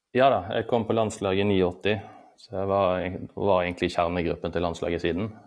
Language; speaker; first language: Norwegian; native; Norwegian